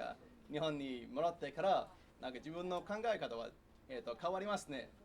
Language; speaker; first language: Japanese; non-native, learner; English